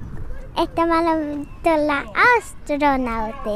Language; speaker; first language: Finnish; early bilingual, heritage; Finnish